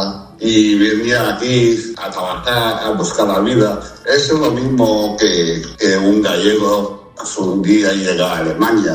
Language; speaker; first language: Spanish; non-native, fluent; Chinese